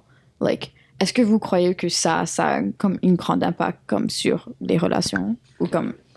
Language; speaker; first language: French; non-native, local second language; English